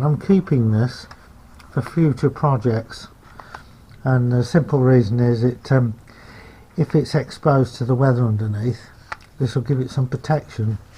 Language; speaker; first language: English; native; English